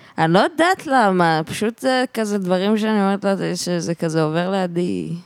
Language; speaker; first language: Hebrew; native; Hebrew